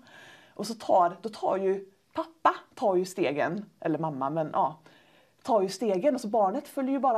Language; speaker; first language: Swedish; native; Swedish